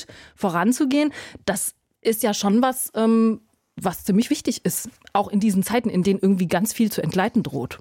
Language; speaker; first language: German; native; German